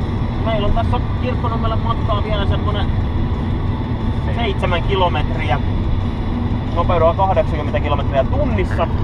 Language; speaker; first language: Finnish; native; Finnish